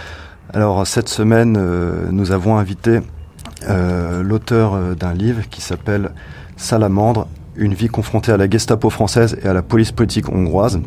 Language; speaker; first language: French; native; French